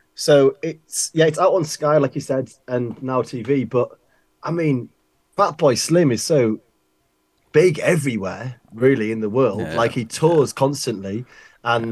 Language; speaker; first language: English; native; English